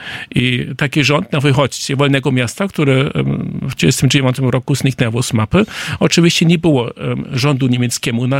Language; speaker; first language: Polish; non-native, fluent; German